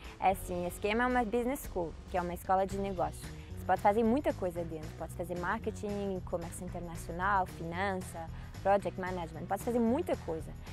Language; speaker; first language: Portuguese; early bilingual, heritage; Portuguese